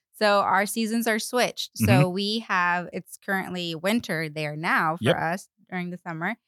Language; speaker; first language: English; non-native, fluent; Spanish